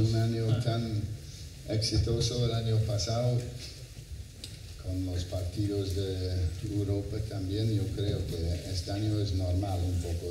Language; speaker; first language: Spanish; non-native, fluent; English